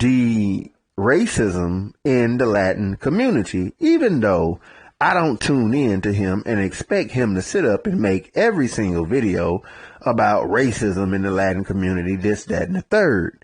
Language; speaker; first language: English; native; English